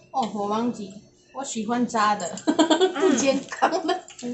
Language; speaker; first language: Chinese; non-native, learner; Malay